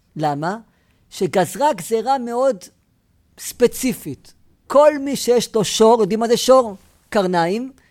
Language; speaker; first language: Hebrew; native; Hebrew